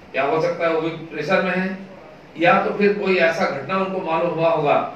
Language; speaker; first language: Hindi; non-native, local second language; Bangla